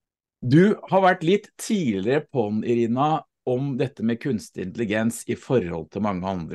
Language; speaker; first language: Norwegian; native; Norwegian